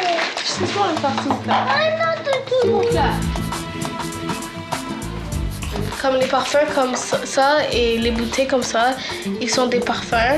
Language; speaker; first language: French; early bilingual, other home language; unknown